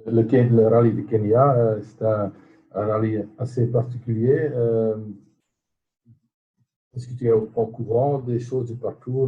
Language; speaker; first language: French; non-native, local second language; Dutch